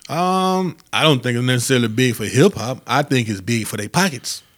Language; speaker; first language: English; native; English